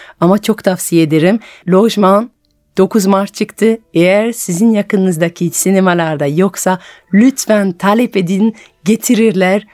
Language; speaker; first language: Turkish; non-native, fluent; French